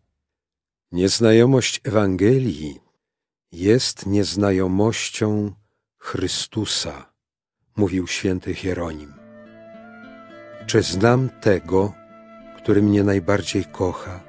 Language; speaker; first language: Polish; native; Polish